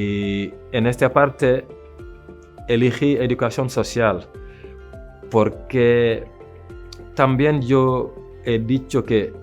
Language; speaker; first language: Spanish; non-native, local second language; French